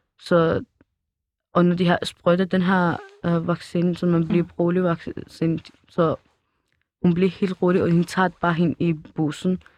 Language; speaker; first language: Danish; early bilingual, other home language; Kurdish